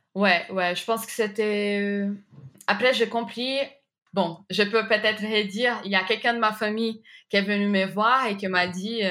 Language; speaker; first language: French; non-native, fluent; Portuguese